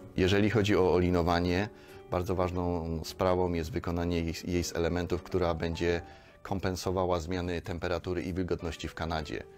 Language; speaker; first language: Polish; native; Polish